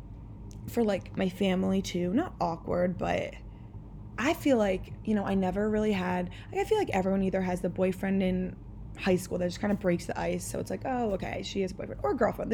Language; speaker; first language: English; native; English